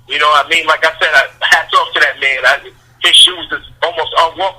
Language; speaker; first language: English; native; English